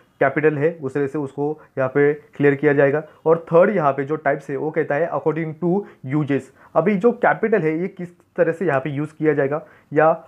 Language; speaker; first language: Hindi; non-native, local second language; Marathi